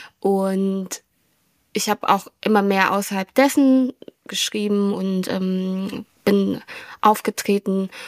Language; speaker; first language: German; early bilingual, other home language; Vietnamese